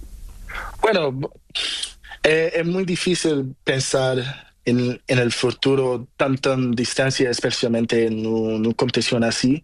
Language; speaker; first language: Spanish; non-native, learner; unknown